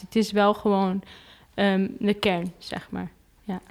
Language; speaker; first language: Dutch; non-native, fluent; Arabic